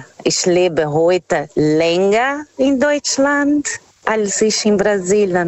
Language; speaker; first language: German; non-native, fluent; Portuguese